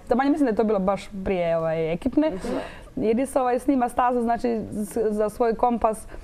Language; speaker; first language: Croatian; native; Croatian